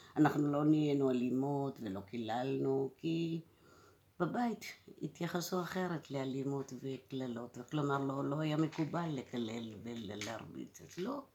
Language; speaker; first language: Hebrew; early bilingual, other home language; Malayalam